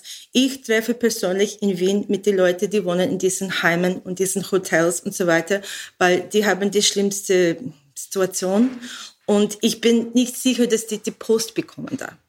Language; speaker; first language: German; non-native, learner; English